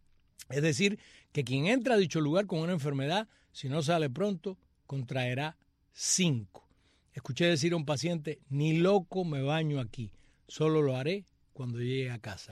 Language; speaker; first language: Spanish; native; Spanish